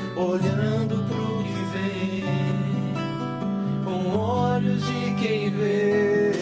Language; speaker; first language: Portuguese; native; Portuguese